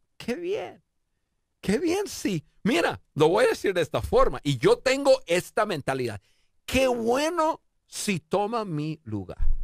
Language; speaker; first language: Spanish; non-native, fluent; English